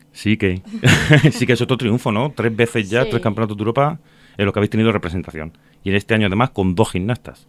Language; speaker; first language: Spanish; native; Spanish